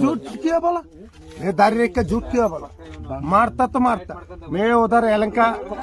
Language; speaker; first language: Hindi; non-native, learner; Bangla